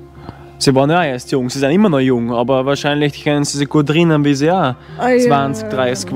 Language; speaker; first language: German; native; German